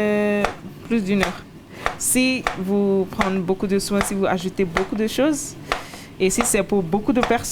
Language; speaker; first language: French; non-native, learner; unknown